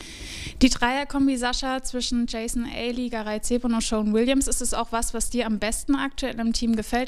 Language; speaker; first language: German; native; German